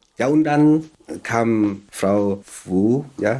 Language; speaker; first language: German; non-native, fluent; Vietnamese